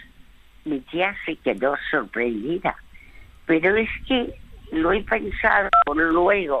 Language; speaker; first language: Spanish; early bilingual, other home language; French